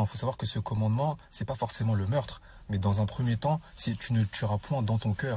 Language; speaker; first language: French; native; French